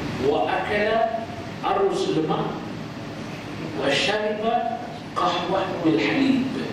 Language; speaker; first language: Arabic; non-native, fluent; Malay